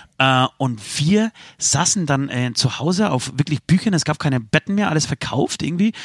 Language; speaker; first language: German; early bilingual, other home language; Polish